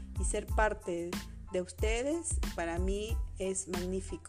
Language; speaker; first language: Spanish; native; Spanish